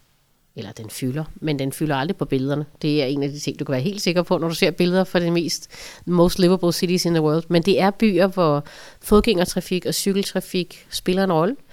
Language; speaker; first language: Danish; native; Danish